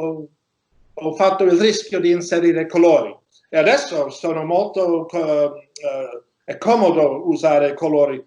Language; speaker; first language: Italian; non-native, learner; English